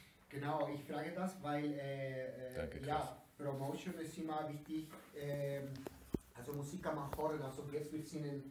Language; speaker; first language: German; non-native, learner; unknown